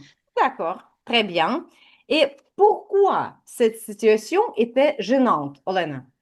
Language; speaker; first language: French; non-native, fluent; Ukrainian